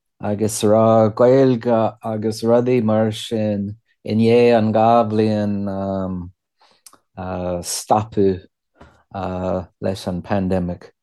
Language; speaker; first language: Irish; non-native, learner; English